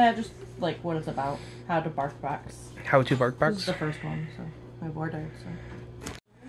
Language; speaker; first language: English; native; English